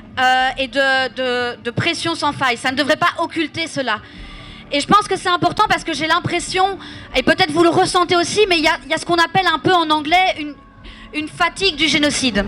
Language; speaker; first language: French; native; French